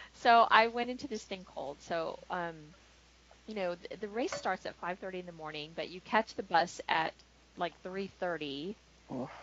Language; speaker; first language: English; native; English